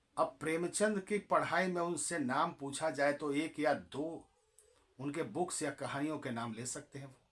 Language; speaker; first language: Hindi; native; Hindi